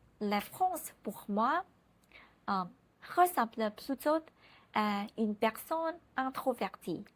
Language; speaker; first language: French; non-native, learner; Vietnamese